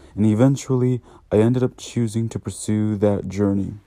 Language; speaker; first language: English; native; English